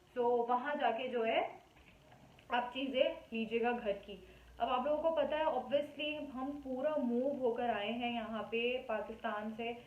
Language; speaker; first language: Urdu; native; Urdu